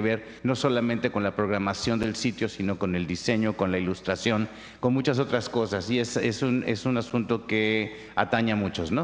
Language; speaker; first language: Spanish; native; Spanish